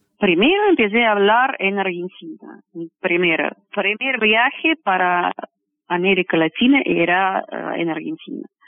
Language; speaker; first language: Spanish; non-native, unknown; Russian